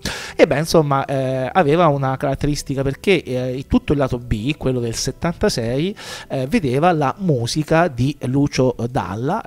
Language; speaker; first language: Italian; native; Italian